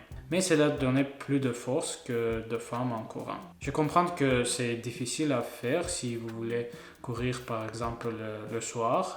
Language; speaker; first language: French; non-native, learner; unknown